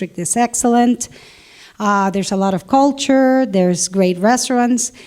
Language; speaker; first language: English; non-native, fluent; Spanish